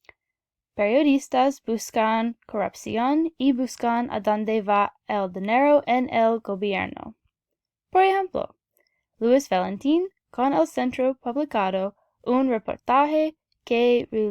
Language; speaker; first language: Spanish; non-native, learner; English